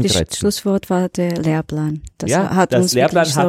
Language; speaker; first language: German; non-native, learner; Portuguese